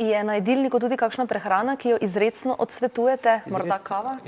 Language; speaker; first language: Slovenian; native; Slovenian